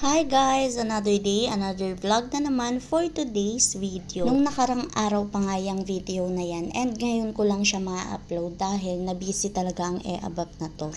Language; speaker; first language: Filipino; non-native, local second language; Bikol